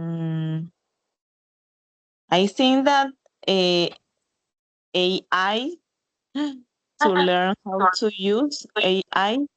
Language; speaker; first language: English; non-native, learner; Spanish